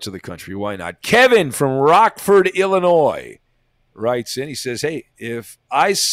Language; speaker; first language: English; native; English